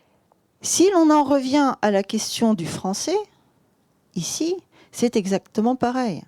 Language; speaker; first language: French; native; French